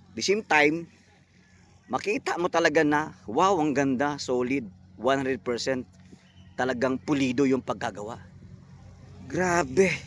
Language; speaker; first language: Filipino; non-native, local second language; Cebuano